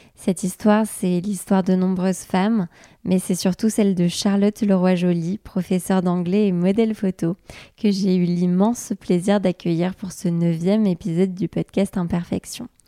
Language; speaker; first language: French; native; French